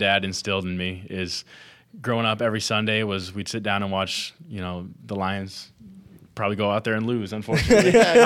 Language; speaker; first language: English; native; English